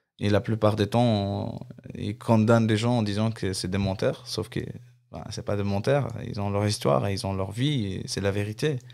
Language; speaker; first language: French; non-native, fluent; Arabic